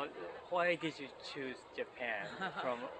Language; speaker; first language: English; non-native, fluent; Japanese